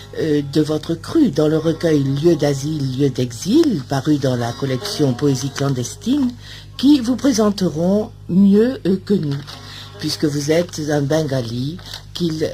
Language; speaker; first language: French; native; French